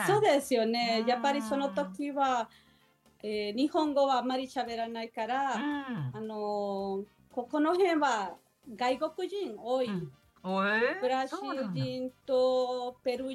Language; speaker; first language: Japanese; non-native, learner; Spanish